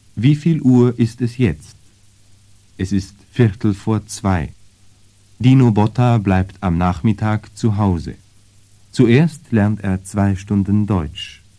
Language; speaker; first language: German; native; German